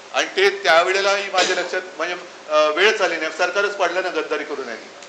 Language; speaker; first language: Marathi; native; Marathi